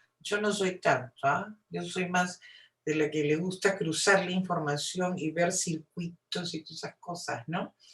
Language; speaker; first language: Spanish; native; Spanish